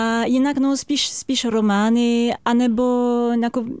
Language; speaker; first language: Czech; non-native, fluent; French